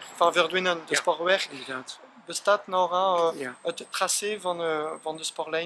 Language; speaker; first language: Dutch; non-native, fluent; French